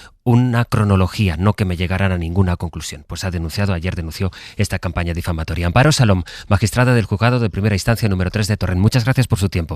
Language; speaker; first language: Spanish; native; Spanish